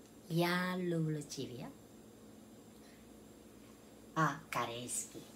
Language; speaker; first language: Russian; non-native, learner; Korean